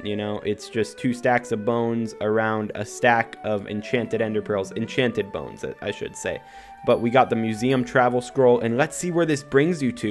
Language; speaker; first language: English; native; English